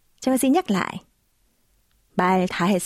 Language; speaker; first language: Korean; non-native, fluent; Vietnamese